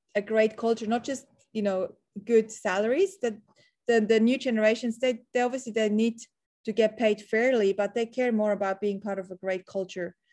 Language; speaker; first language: English; non-native, fluent; Swiss German